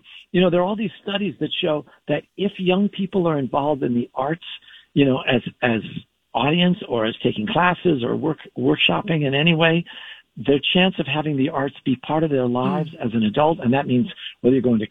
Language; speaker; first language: English; native; English